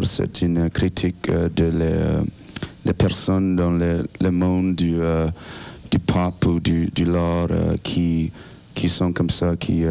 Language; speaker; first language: French; non-native, learner; English